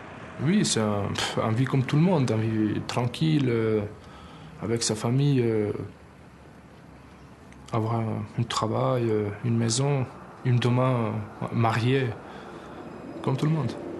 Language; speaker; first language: French; early bilingual, other home language; Albanian